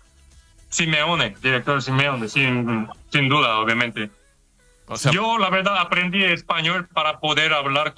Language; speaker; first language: Spanish; non-native, fluent; Korean